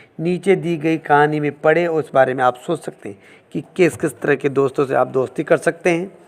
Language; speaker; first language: Hindi; native; Hindi